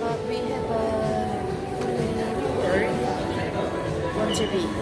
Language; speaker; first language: English; non-native, learner; Korean